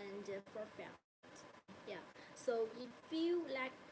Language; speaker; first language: English; non-native, learner; Chinese